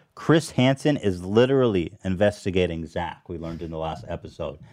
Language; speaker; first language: English; native; English